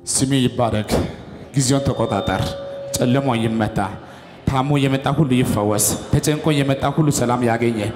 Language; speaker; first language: Amharic; non-native, local second language; Wolaytta